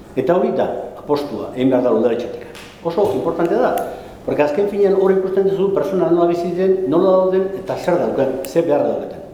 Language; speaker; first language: Basque; non-native, local second language; Spanish